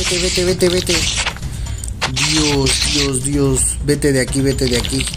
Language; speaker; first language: Spanish; native; Spanish